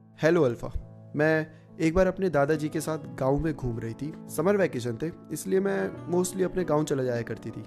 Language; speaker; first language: Hindi; native; Hindi